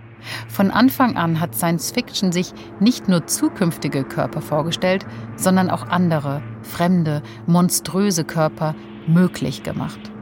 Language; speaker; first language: German; native; German